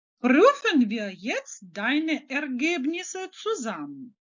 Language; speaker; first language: German; non-native, fluent; Ukrainian